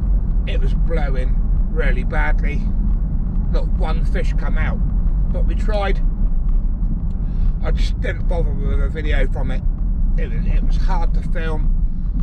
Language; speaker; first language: English; native; English